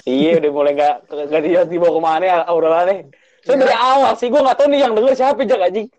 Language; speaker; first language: Indonesian; native; Indonesian